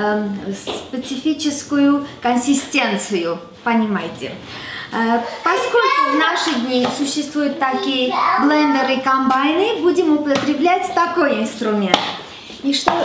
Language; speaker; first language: Russian; non-native, fluent; Armenian